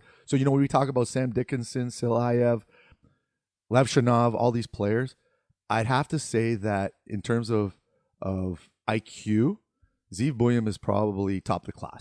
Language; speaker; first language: English; native; English